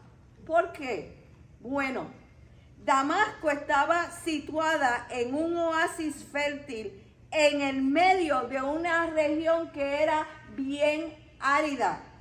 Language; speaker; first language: Spanish; native; Spanish